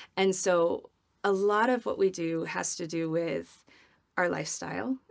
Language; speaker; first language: English; native; English